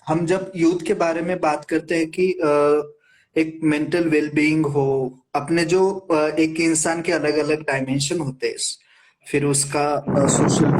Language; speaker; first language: Hindi; non-native, local second language; Marathi